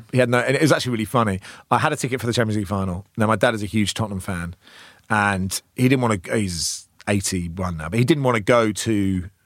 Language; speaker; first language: English; native; English